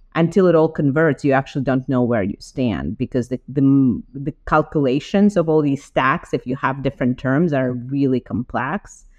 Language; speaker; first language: English; non-native, fluent; Ukrainian